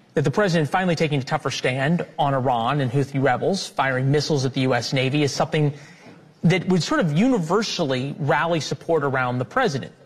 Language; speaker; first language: English; native; English